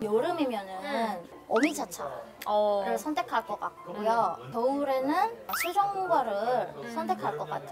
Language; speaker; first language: Korean; non-native, fluent; Indonesian